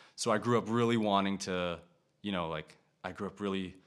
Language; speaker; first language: English; native; English